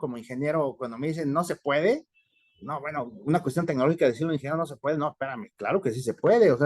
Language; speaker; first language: Spanish; native; Spanish